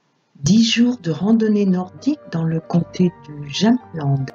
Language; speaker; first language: French; native; French